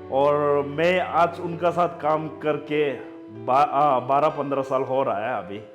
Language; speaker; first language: Hindi; non-native, local second language; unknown